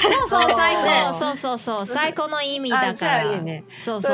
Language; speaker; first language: Japanese; non-native, learner; Chinese